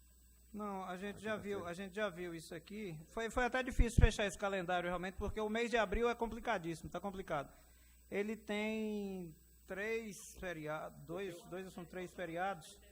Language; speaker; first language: Portuguese; native; Portuguese